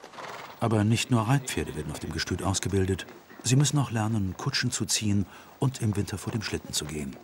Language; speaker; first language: German; native; German